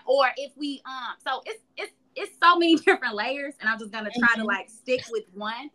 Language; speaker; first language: English; native; English